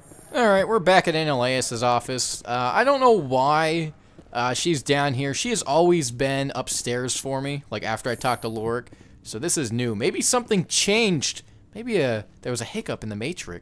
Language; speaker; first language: English; native; English